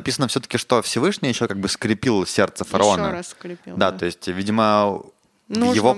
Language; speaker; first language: Russian; native; Russian